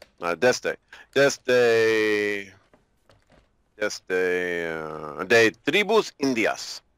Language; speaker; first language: Spanish; non-native, learner; English